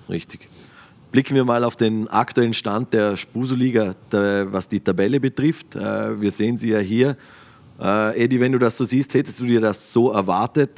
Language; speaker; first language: German; native; German